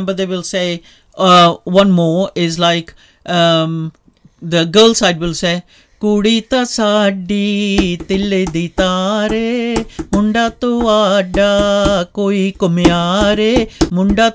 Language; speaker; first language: English; non-native, local second language; Punjabi